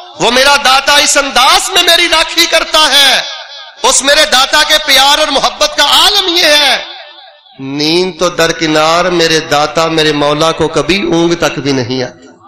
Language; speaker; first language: Urdu; non-native, local second language; Punjabi